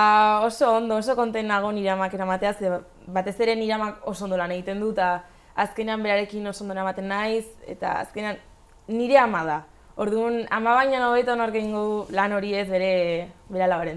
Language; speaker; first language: Basque; non-native, local second language; Spanish